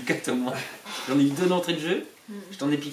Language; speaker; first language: French; native; French